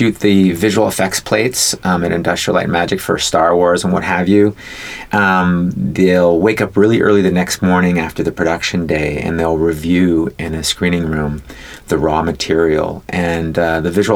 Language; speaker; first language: English; native; English